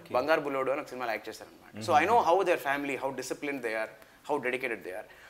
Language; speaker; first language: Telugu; native; Telugu